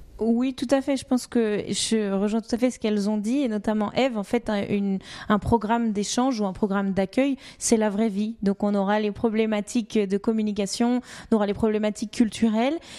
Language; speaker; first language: French; native; French